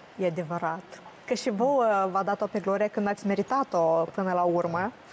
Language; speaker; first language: Romanian; native; Romanian